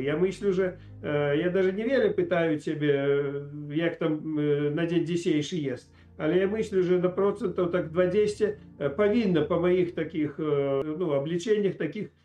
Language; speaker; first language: Polish; non-native, learner; Ukrainian